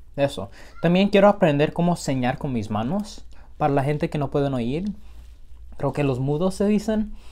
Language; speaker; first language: Spanish; early bilingual, heritage; Spanish